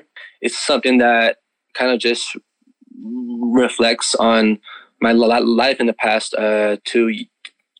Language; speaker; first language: English; native; English